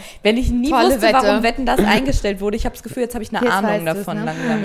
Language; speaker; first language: German; native; German